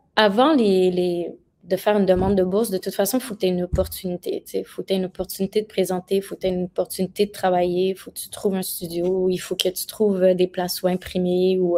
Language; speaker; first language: French; native; French